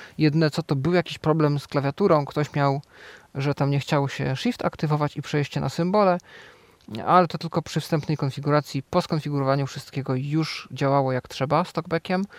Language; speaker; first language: Polish; native; Polish